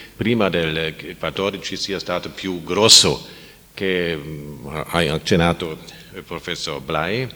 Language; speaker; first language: Italian; non-native, learner; German